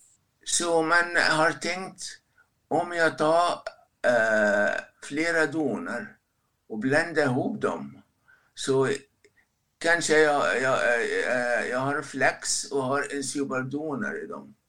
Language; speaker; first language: Swedish; non-native, fluent; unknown